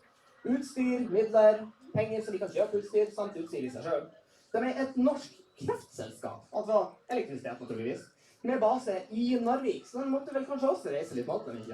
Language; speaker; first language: Norwegian; native; Norwegian